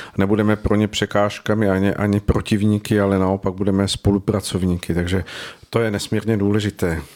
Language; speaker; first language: Czech; native; Czech